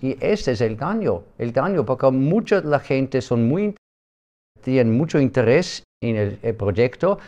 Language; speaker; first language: Spanish; non-native, learner; German